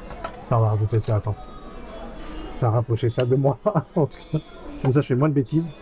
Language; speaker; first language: French; native; French